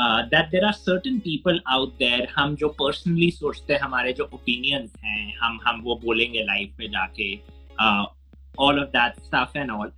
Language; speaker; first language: English; non-native, local second language; Hindi